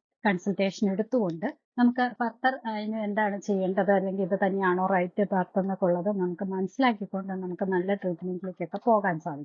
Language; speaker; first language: Malayalam; native; Malayalam